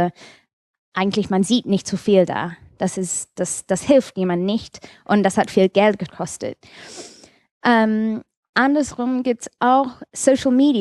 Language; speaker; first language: German; non-native, fluent; English